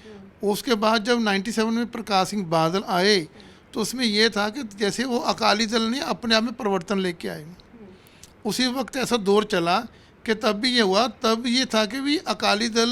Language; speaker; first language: Hindi; non-native, local second language; Punjabi